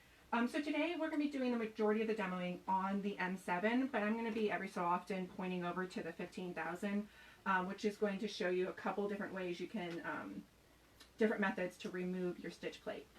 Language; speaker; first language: English; native; English